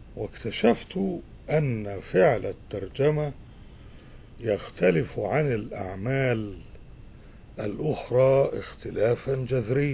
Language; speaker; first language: Arabic; native; Arabic